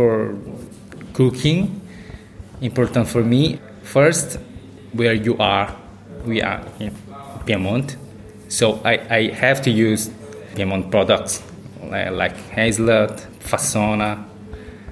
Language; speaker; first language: English; non-native, learner; Korean